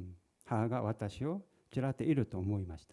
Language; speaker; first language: Japanese; non-native, fluent; Korean